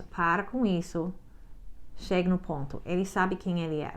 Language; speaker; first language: Portuguese; non-native, learner; English